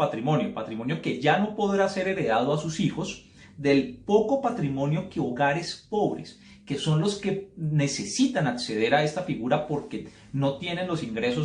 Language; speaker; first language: Spanish; native; Spanish